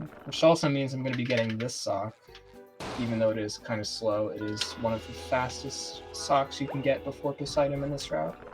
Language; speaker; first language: English; native; English